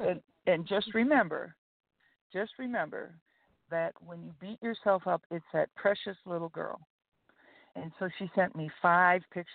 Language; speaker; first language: English; native; English